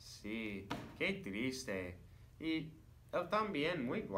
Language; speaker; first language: Spanish; non-native, learner; English